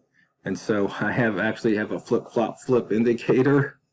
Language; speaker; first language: English; native; English